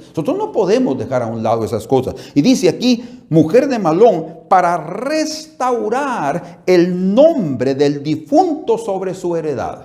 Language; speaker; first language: Spanish; native; Spanish